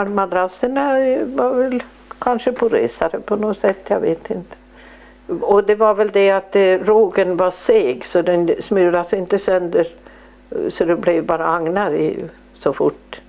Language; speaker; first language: Swedish; native; Swedish